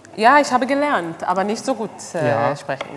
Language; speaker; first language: German; non-native, learner; Hebrew